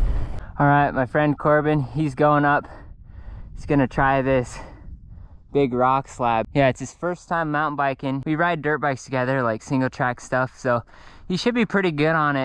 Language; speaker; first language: English; native; English